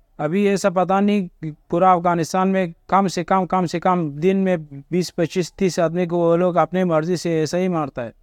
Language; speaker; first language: Urdu; non-native, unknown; Persian